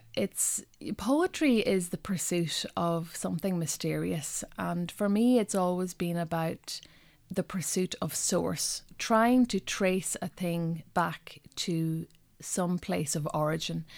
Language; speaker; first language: English; non-native, local second language; Irish